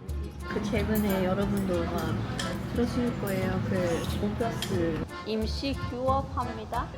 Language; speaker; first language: Korean; non-native, fluent; Swedish